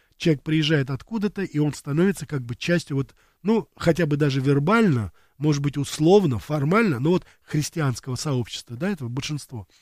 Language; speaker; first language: Russian; native; Russian